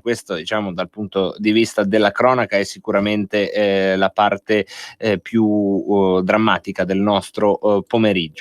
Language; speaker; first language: Italian; native; Italian